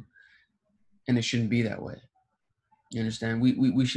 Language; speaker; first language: English; early bilingual, other home language; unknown